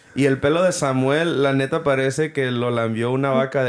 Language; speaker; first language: Spanish; early bilingual, heritage; Spanish